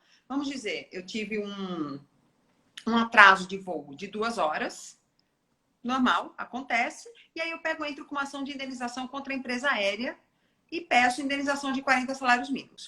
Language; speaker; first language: Portuguese; native; Portuguese